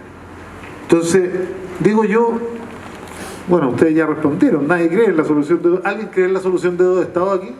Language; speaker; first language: Spanish; native; Spanish